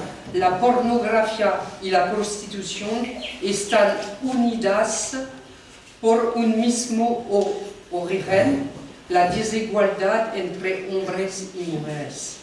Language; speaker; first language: Spanish; non-native, fluent; French